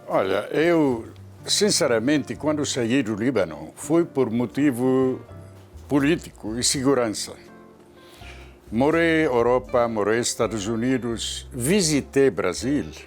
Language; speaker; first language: Portuguese; non-native, fluent; Arabic